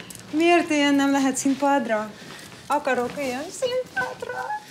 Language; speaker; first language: Hungarian; non-native, learner; Russian